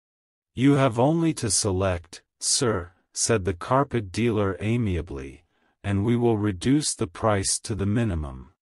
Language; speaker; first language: English; non-native, local second language; Urdu